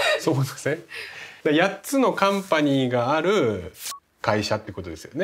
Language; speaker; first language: Japanese; native; Japanese